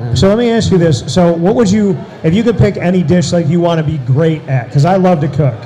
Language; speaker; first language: English; early bilingual, other home language; Italian